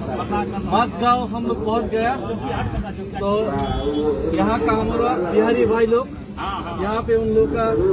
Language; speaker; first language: Hindi; non-native, local second language; Kok Borok